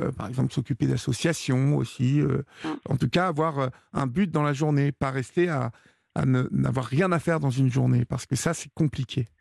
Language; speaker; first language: French; native; French